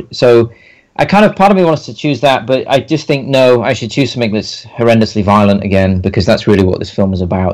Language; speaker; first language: English; native; English